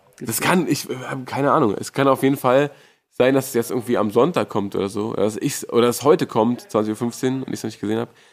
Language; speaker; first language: German; native; German